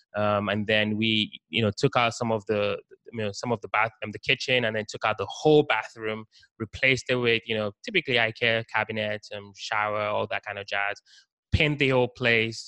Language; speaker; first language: English; non-native, local second language; Yoruba